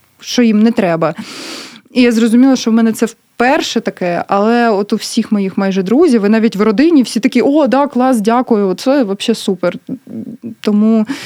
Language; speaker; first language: Ukrainian; native; Ukrainian